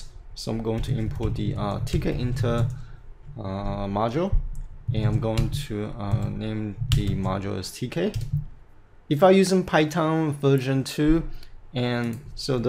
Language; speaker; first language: English; non-native, fluent; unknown